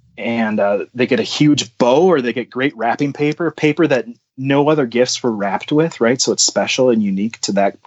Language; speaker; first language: English; native; English